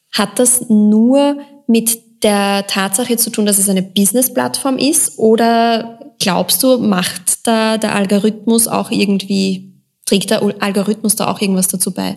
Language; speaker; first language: German; native; German